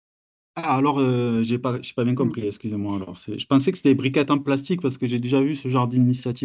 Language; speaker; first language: French; native; French